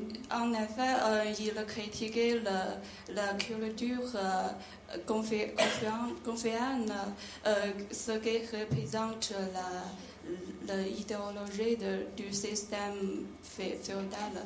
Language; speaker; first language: French; non-native, learner; Chinese